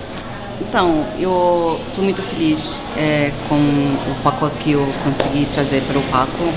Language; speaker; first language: Portuguese; non-native, fluent; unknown